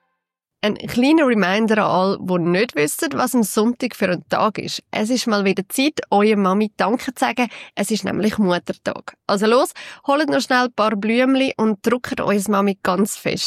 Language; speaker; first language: German; native; German